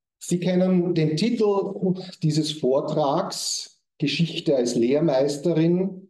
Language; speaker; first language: German; native; German